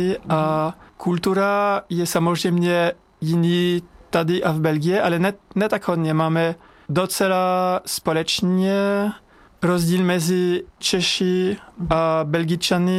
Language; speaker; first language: Czech; non-native, fluent; French